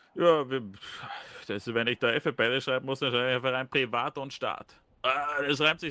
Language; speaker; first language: German; native; German